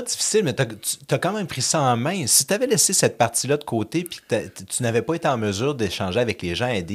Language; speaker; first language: French; native; French